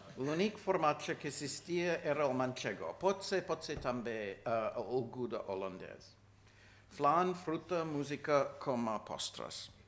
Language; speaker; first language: Catalan; non-native, fluent; English